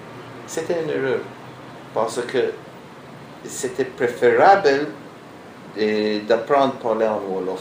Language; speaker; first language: French; non-native, learner; Hebrew